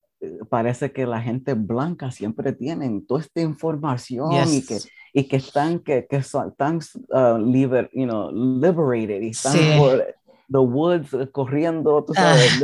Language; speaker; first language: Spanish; early bilingual, heritage; English